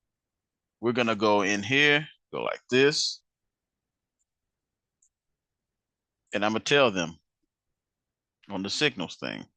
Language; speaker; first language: English; native; English